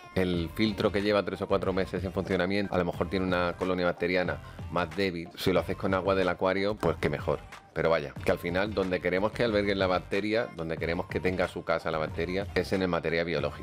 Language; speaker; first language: Spanish; native; Spanish